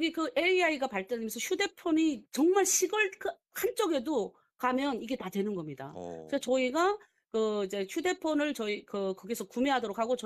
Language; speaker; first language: Korean; native; Korean